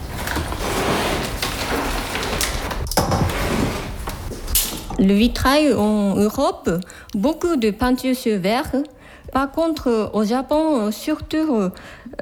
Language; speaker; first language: French; non-native, fluent; Japanese